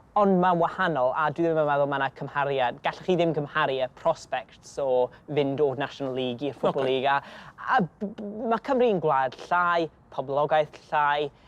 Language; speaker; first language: Welsh; non-native, local second language; English